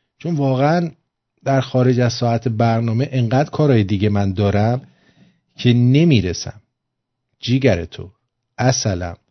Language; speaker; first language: Persian; native; Persian